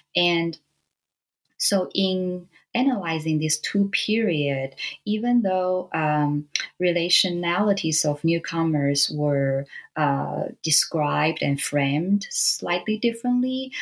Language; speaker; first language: English; non-native, fluent; Chinese